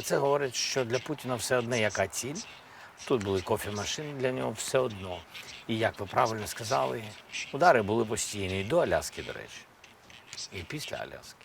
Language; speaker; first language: Ukrainian; non-native, local second language; Russian